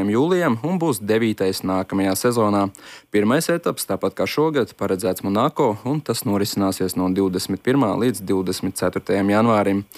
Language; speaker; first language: Latvian; native; Latvian